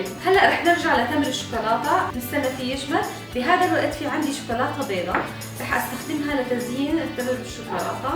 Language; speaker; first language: Arabic; native; Arabic